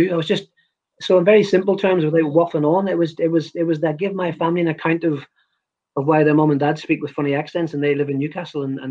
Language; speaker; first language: English; native; English